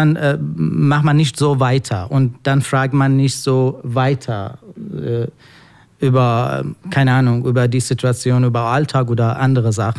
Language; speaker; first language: German; non-native, learner; Persian